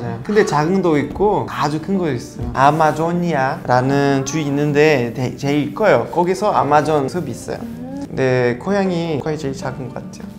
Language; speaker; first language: Korean; non-native, learner; Portuguese